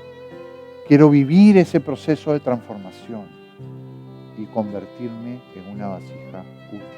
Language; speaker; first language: Spanish; native; Spanish